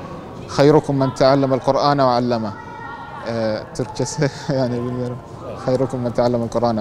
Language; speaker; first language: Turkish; non-native, learner; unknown